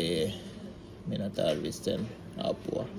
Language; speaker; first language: Finnish; non-native, learner; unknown